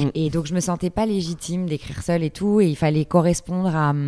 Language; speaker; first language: French; native; French